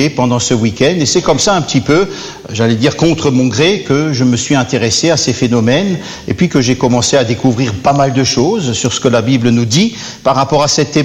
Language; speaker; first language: French; native; French